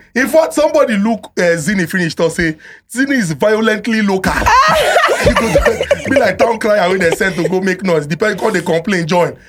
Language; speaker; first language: Nigerian Pidgin; native; Nigerian Pidgin